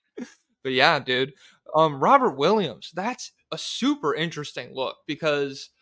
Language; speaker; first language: English; native; English